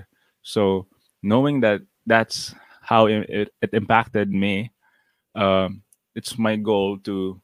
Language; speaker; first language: English; non-native, local second language; Cebuano